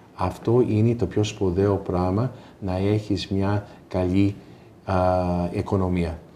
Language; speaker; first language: Greek; early bilingual, heritage; Greek